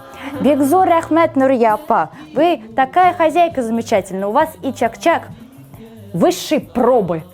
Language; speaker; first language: Russian; native; Russian